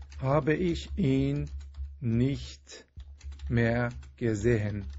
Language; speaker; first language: German; non-native, fluent; Persian